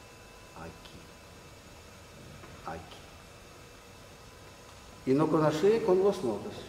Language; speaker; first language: Spanish; non-native, learner; Russian